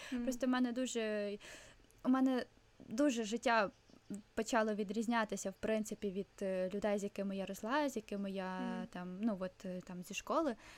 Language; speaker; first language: Ukrainian; non-native, local second language; Russian